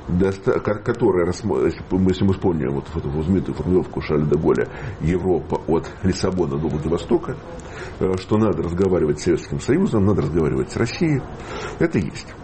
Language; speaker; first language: Russian; native; Russian